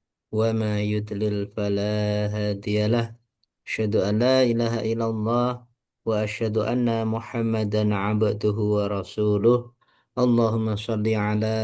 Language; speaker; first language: Arabic; non-native, learner; Indonesian